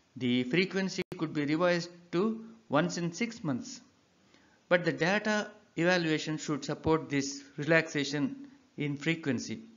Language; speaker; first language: English; non-native, local second language; Telugu